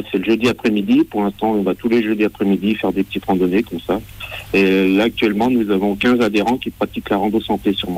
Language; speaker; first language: French; native; French